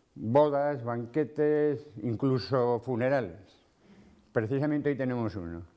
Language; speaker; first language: Spanish; native; Spanish